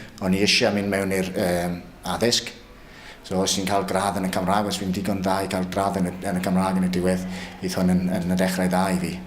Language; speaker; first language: Welsh; non-native, local second language; English